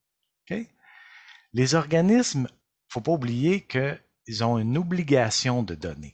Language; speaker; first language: French; native; French